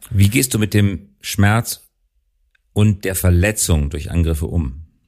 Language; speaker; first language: German; native; German